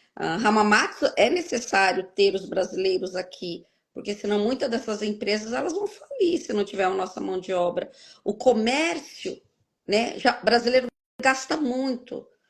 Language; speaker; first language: Portuguese; native; Portuguese